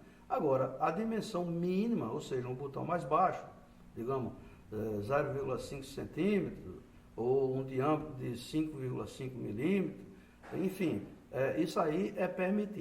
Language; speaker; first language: Portuguese; native; Portuguese